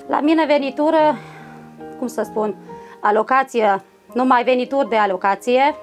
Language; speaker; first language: Romanian; non-native, local second language; Hungarian